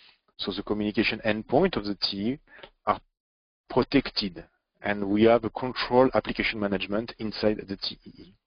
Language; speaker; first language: English; non-native, fluent; French